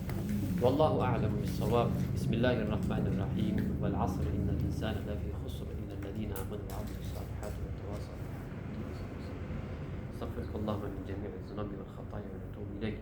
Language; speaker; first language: Arabic; non-native, fluent; Malay